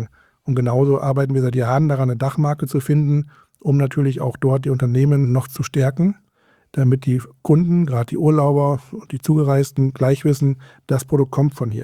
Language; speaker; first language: German; native; German